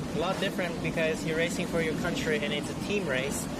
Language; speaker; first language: English; early bilingual, other home language; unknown